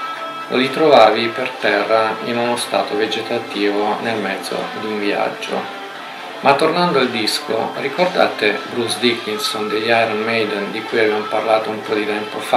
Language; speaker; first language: Italian; native; Italian